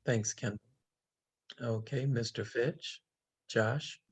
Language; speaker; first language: English; native; English